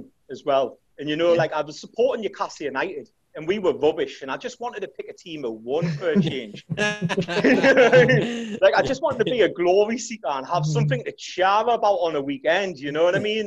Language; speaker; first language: English; native; English